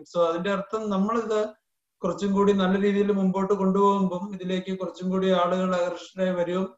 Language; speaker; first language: Malayalam; native; Malayalam